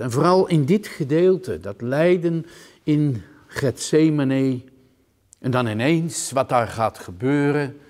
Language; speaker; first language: Dutch; native; Dutch